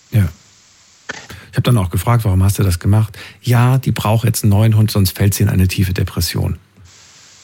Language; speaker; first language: German; native; German